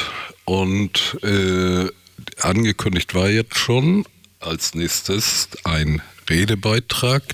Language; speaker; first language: German; native; German